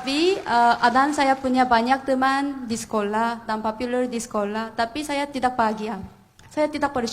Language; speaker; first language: Indonesian; non-native, fluent; Korean